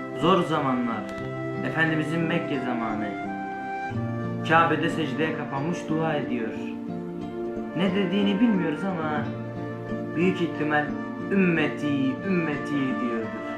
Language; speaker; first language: Turkish; native; Turkish